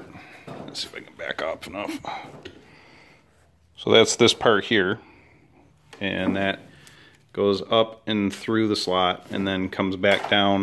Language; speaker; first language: English; native; English